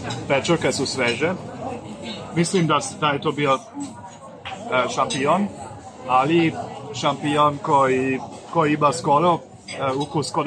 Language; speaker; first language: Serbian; non-native, fluent; German